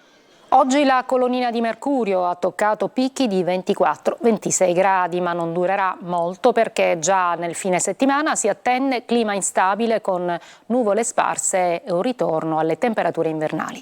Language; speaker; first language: Italian; native; Italian